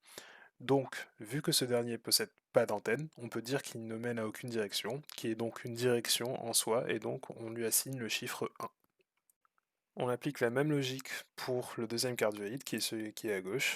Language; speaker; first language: French; native; French